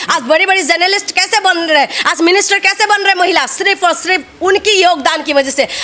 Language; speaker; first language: Hindi; non-native, local second language; Assamese